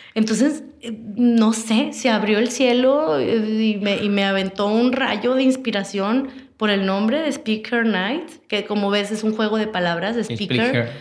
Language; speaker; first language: Spanish; native; Spanish